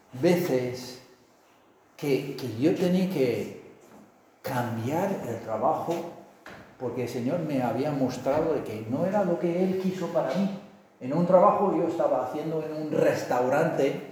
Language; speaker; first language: Spanish; non-native, fluent; English